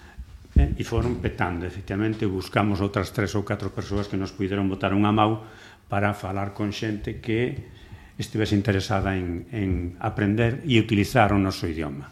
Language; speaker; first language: Galician; non-native, local second language; Spanish